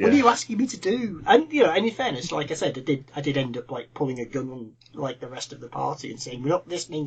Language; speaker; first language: English; native; English